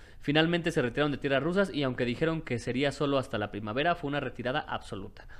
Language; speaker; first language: Spanish; native; Spanish